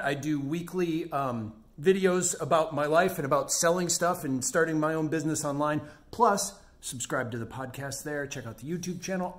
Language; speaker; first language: English; native; English